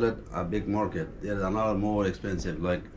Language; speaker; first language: English; non-native, learner; Persian